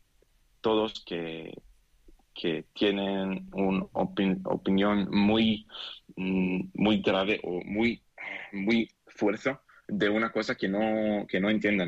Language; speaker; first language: Spanish; non-native, learner; Hebrew